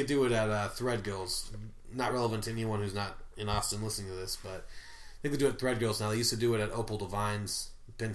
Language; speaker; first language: English; native; English